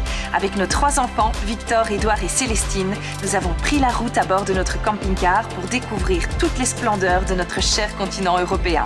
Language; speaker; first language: French; native; French